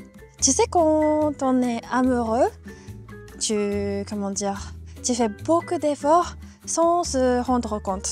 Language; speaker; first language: French; non-native, fluent; Japanese